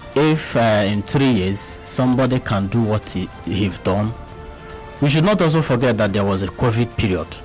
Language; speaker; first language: English; non-native, local second language; Igbo